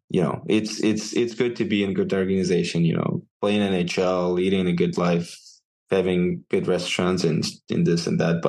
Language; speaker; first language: English; non-native, fluent; Russian